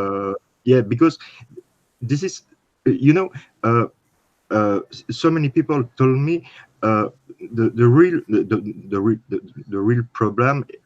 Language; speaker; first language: English; non-native, learner; French